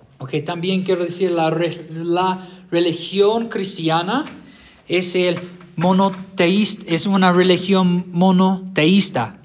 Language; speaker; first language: Spanish; non-native, fluent; English